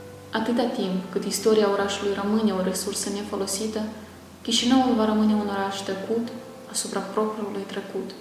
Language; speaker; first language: Romanian; native; Romanian